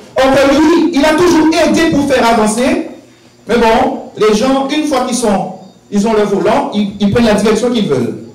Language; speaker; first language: French; native; French